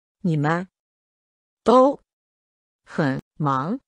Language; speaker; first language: Chinese; non-native, learner; English